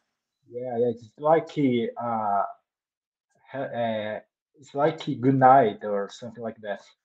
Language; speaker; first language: English; non-native, learner; Portuguese